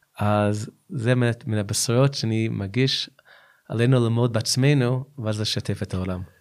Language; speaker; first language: Hebrew; non-native, fluent; English